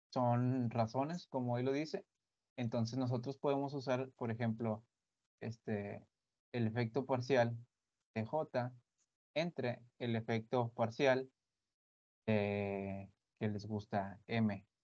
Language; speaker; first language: Spanish; native; Spanish